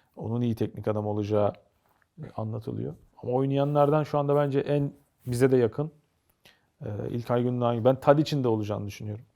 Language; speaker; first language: Turkish; native; Turkish